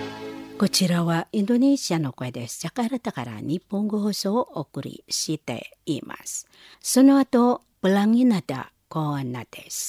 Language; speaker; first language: Japanese; non-native, learner; Indonesian